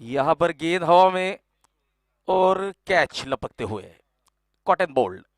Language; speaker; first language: Hindi; non-native, local second language; Marathi